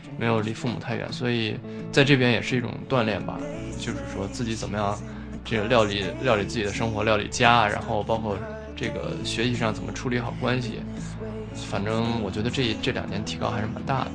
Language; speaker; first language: Chinese; native; Chinese